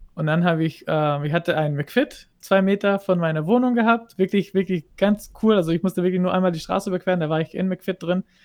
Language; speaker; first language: German; non-native, fluent; Hebrew